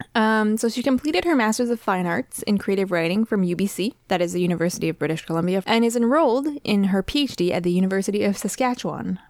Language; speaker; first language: English; non-native, fluent; French